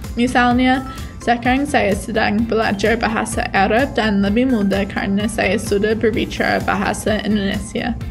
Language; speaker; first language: Indonesian; non-native, fluent; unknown